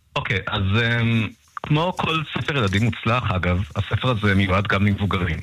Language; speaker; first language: Hebrew; early bilingual, other home language; Russian